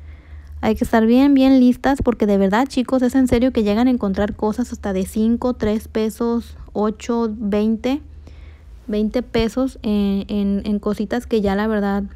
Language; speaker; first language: Spanish; native; Spanish